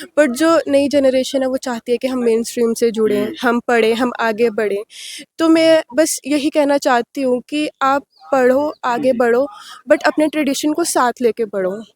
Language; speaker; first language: Hindi; non-native, local second language; Dogri